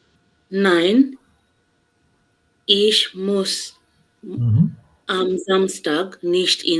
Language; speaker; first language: German; non-native, learner; Bangla